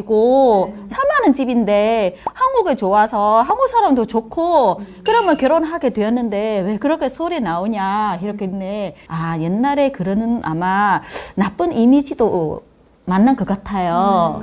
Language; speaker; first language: Korean; non-native, learner; Vietnamese